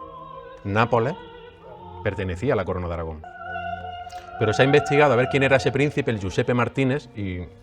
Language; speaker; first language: Spanish; native; Spanish